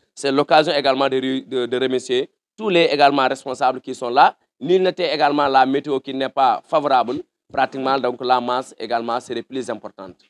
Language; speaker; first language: French; non-native, local second language; Wolof